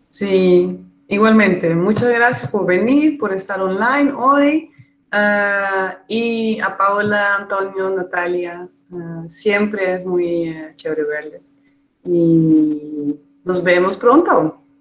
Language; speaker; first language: Spanish; non-native, fluent; Dutch